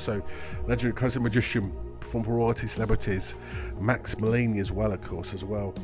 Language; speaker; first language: English; native; English